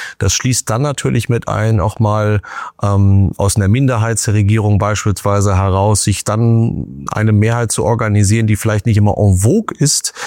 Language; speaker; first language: German; native; German